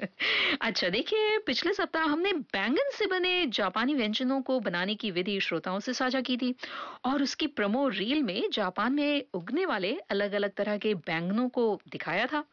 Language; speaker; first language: Hindi; native; Hindi